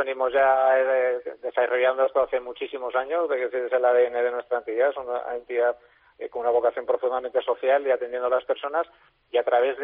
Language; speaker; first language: Spanish; native; Spanish